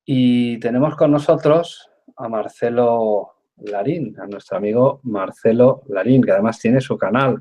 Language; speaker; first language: Spanish; native; Spanish